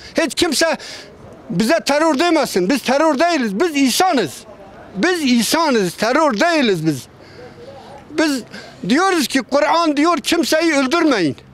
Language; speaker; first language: Turkish; non-native, local second language; Kurdish